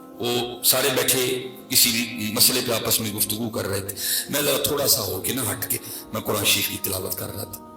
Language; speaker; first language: Urdu; non-native, local second language; Punjabi